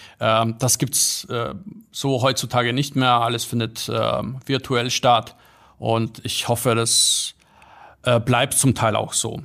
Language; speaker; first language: German; early bilingual, other home language; Polish